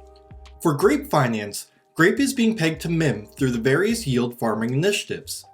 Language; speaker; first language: English; native; English